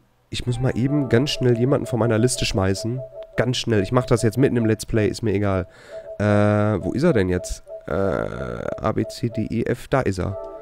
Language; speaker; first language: German; native; German